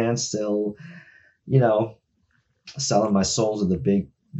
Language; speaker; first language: English; native; English